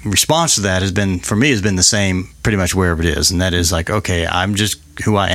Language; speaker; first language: English; native; English